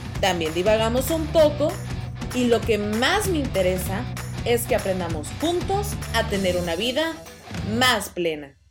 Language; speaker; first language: Spanish; native; Spanish